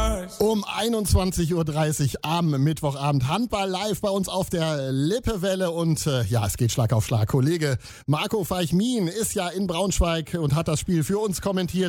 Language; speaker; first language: German; native; German